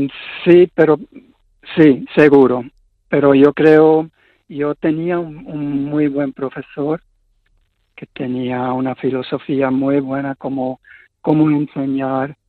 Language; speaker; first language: Spanish; non-native, fluent; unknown